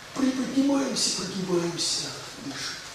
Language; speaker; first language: Russian; native; Russian